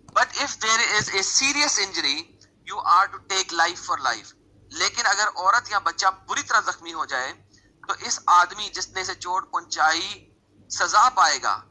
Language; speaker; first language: Urdu; native; Urdu